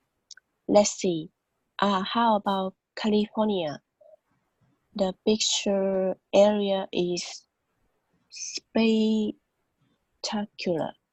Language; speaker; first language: English; non-native, learner; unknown